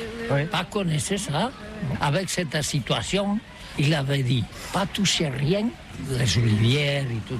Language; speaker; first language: French; non-native, learner; Catalan